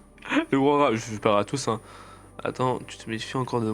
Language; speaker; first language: French; native; French